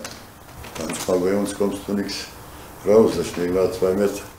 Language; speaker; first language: German; non-native, learner; Bosnian